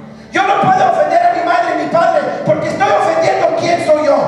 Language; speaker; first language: Spanish; early bilingual, heritage; Spanish